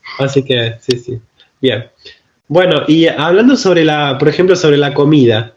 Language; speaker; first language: Spanish; native; Spanish